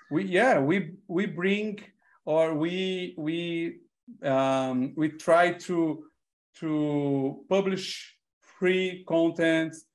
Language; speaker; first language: English; non-native, learner; Portuguese